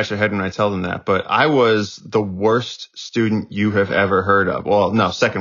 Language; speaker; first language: English; native; English